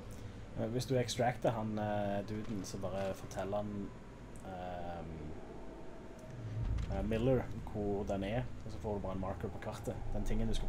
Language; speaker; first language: Norwegian; native; Norwegian